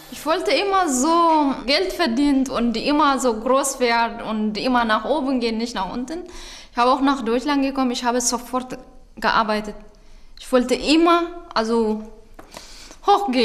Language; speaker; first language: German; non-native, learner; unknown